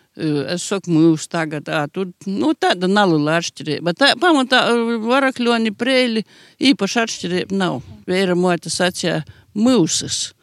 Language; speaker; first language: Latvian; native; Latvian